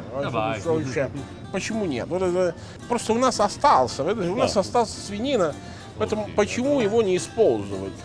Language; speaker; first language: Russian; non-native, fluent; Italian